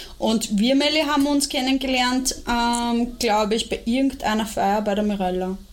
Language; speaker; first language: German; early bilingual, other home language; Bosnian